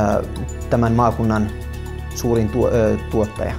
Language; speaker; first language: Finnish; non-native, fluent; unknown